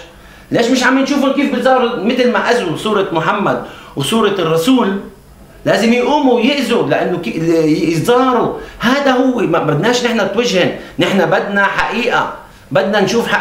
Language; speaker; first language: Arabic; native; Arabic